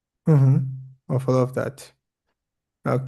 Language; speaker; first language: English; non-native, fluent; Spanish